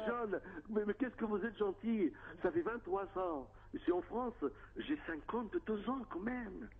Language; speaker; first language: French; non-native, fluent; Arabic